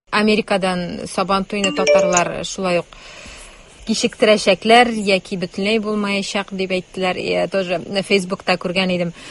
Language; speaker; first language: Tatar; native; Tatar